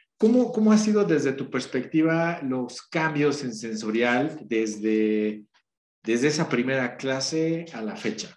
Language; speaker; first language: Spanish; native; Spanish